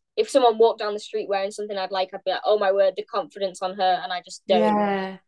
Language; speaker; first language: English; native; English